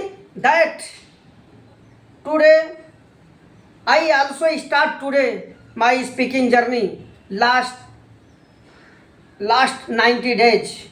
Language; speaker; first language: English; non-native, learner; Hindi